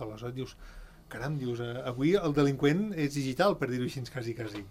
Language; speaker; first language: Catalan; native; Catalan